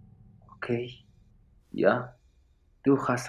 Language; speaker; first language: German; non-native, learner; Spanish